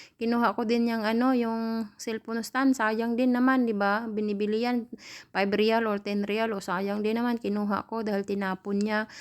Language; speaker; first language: Filipino; native; Filipino